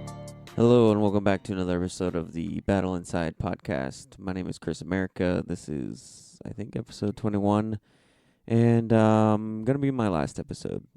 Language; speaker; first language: English; native; English